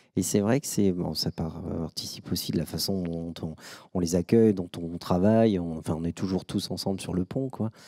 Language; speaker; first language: French; native; French